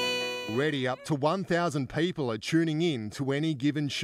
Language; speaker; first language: English; native; English